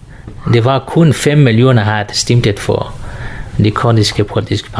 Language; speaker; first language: Danish; non-native, learner; Kurdish